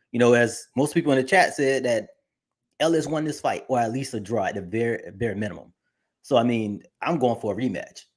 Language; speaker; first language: English; native; English